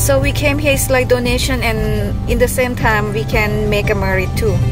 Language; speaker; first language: English; non-native, fluent; Filipino